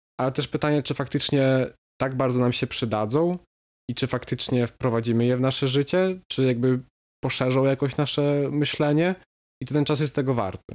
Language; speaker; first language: Polish; native; Polish